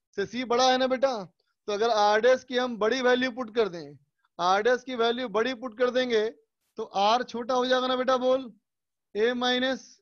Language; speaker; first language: Hindi; native; Hindi